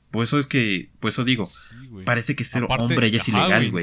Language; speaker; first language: Spanish; native; Spanish